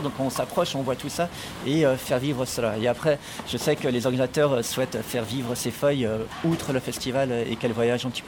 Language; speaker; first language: French; native; French